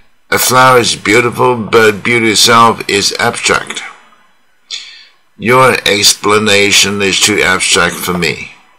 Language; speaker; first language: English; non-native, fluent; Chinese